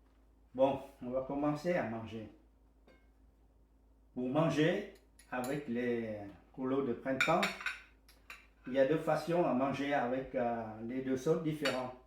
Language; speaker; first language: French; non-native, fluent; Vietnamese